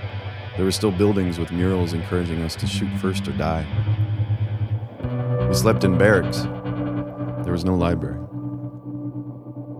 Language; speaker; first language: English; native; English